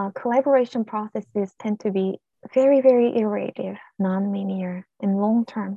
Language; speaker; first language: English; non-native, fluent; Korean